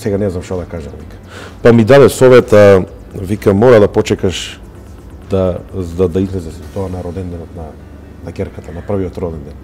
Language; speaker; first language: Macedonian; native; Macedonian